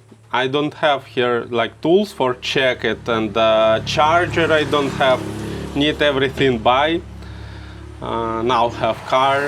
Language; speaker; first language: English; non-native, learner; Russian